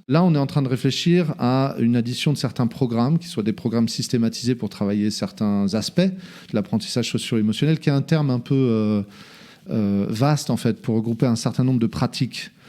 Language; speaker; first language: French; native; French